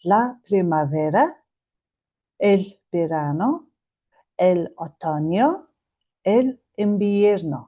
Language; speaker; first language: Spanish; non-native, fluent; Mongolian